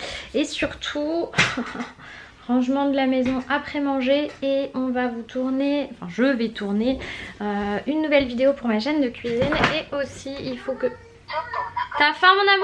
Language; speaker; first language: French; native; French